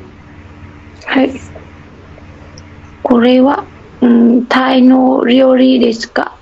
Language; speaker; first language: Japanese; non-native, learner; Vietnamese